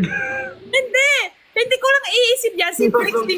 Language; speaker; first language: Filipino; non-native, learner; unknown